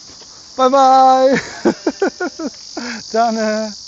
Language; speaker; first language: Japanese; non-native, learner; German